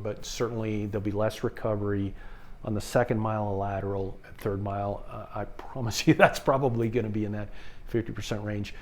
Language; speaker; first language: English; native; English